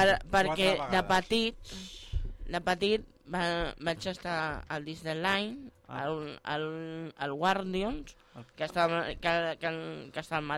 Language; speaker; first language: Catalan; non-native, local second language; Spanish